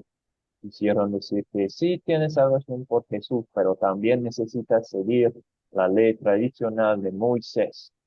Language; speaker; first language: Spanish; non-native, fluent; English